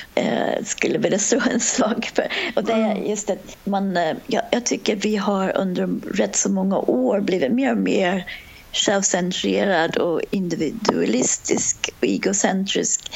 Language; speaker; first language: Swedish; non-native, fluent; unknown